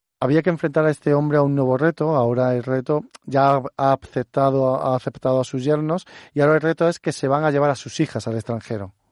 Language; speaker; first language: Spanish; native; Spanish